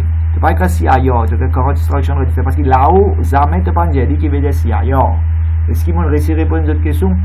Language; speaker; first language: French; non-native, local second language; Morisyen